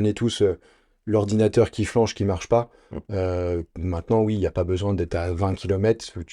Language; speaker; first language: French; native; French